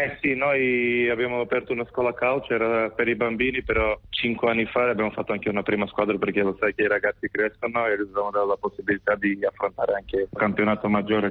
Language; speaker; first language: Italian; non-native, fluent; Macedonian